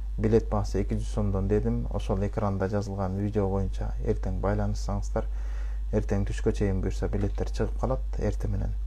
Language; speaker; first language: Kyrgyz; early bilingual, heritage; Kyrgyz